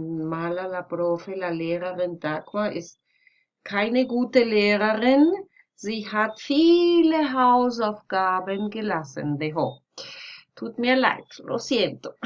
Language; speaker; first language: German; non-native, fluent; Spanish